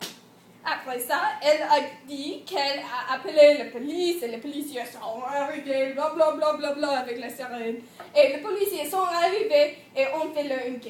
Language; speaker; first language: French; non-native, learner; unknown